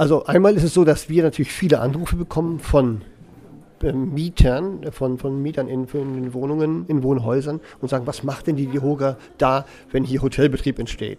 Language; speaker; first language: German; native; German